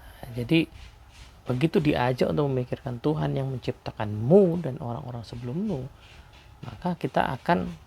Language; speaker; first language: Indonesian; native; Indonesian